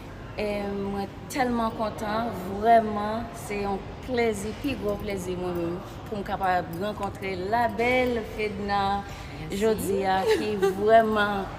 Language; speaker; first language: French; non-native, learner; Haitian Creole